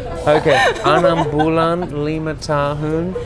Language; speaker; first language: Indonesian; non-native, learner; English